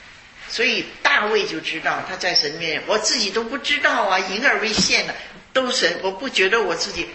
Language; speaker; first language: Chinese; native; Chinese